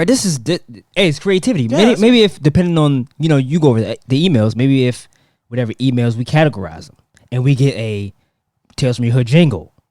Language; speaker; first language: English; native; English